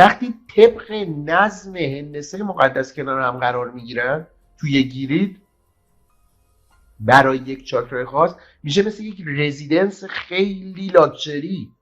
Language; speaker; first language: Persian; native; Persian